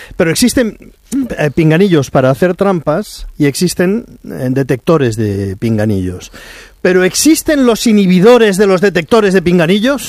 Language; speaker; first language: Spanish; native; Spanish